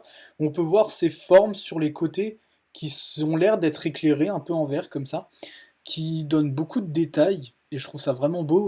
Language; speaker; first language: French; native; French